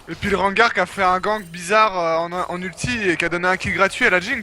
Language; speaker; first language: French; native; French